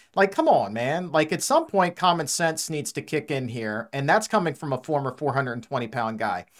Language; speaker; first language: English; native; English